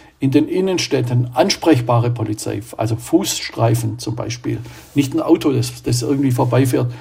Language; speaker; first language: German; native; German